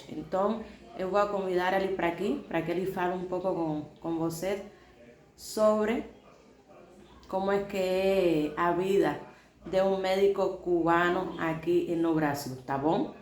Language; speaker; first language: Portuguese; non-native, fluent; Spanish